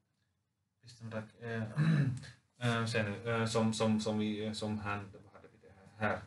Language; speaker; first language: Swedish; non-native, fluent; Finnish